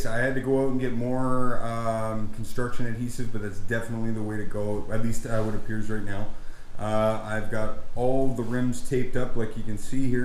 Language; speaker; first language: English; native; English